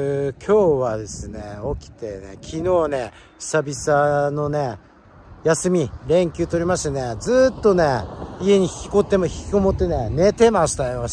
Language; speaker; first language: Japanese; native; Japanese